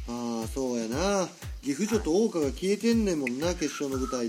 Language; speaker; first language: Japanese; native; Japanese